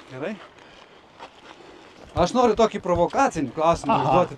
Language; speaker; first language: Lithuanian; native; Lithuanian